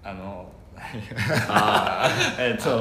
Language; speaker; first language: Korean; non-native, learner; Japanese